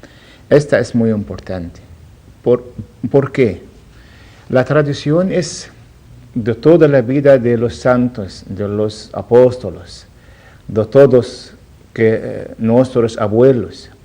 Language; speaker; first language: Spanish; non-native, learner; Arabic